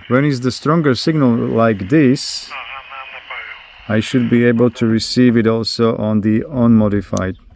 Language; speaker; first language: English; non-native, fluent; Slovak